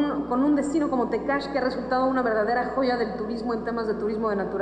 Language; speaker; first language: Spanish; native; Spanish